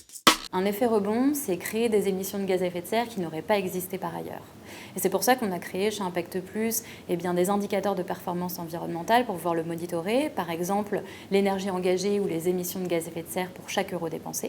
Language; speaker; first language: French; native; French